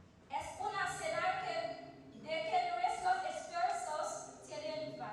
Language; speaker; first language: Spanish; non-native, learner; French